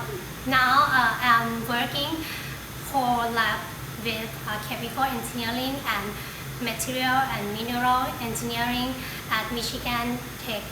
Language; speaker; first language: English; non-native, learner; Thai